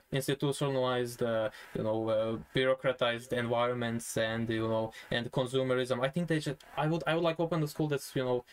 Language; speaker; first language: English; non-native, fluent; Croatian